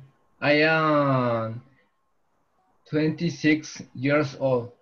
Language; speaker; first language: English; non-native, learner; Spanish